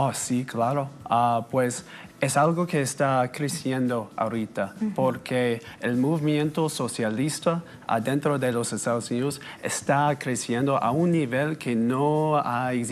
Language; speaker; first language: Spanish; non-native, fluent; English